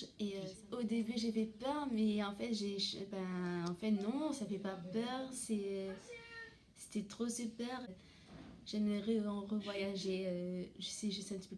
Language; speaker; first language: French; non-native, local second language; Réunion Creole French